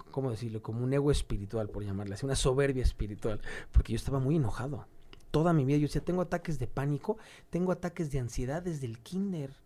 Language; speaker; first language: Spanish; native; Spanish